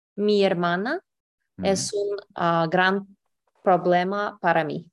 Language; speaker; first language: Spanish; non-native, learner; English